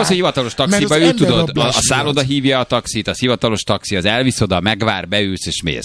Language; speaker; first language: Hungarian; native; Hungarian